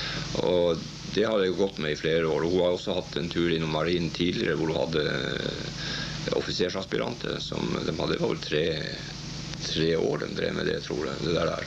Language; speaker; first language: Norwegian; native; Norwegian